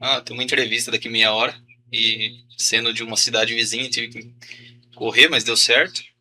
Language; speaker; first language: Portuguese; native; Portuguese